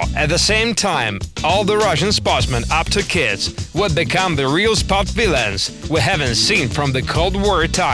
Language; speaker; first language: English; non-native, fluent; Russian